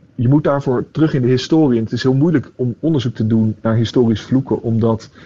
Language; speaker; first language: Dutch; native; Dutch